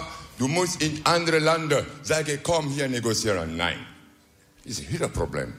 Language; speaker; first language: Dutch; non-native, learner; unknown